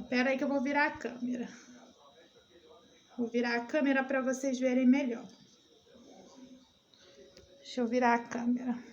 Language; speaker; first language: Portuguese; native; Portuguese